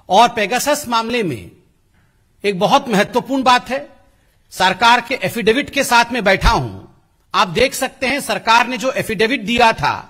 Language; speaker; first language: Hindi; non-native, local second language; Odia